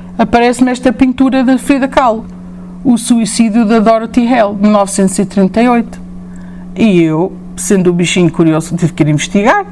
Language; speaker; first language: Portuguese; native; Portuguese